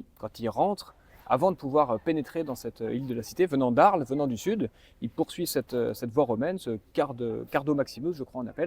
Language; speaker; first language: French; native; French